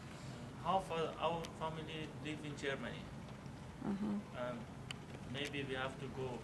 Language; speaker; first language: English; non-native, learner; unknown